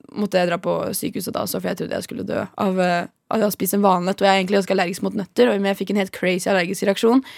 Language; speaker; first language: Norwegian; native; Norwegian